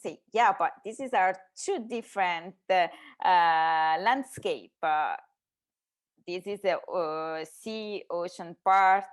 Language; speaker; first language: English; non-native, learner; Italian